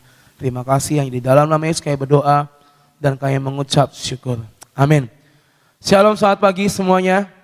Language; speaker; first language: Indonesian; native; Indonesian